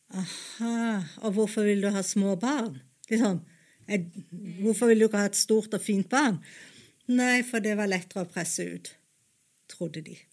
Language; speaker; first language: Norwegian; native; Norwegian